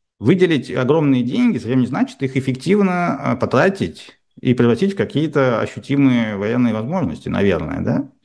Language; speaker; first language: Russian; native; Russian